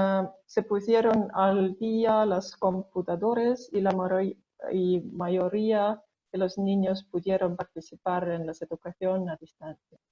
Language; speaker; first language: Spanish; non-native, fluent; Estonian